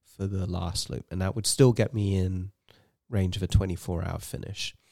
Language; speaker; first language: English; native; English